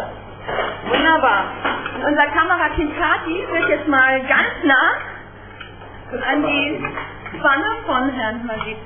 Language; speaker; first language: German; native; German